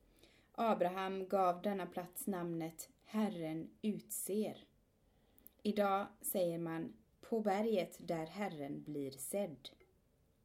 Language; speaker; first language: Swedish; native; Swedish